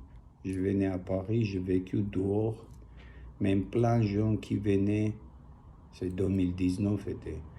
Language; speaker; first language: French; non-native, learner; Armenian